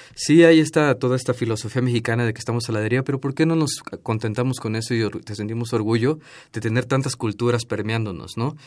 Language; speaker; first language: Spanish; native; Spanish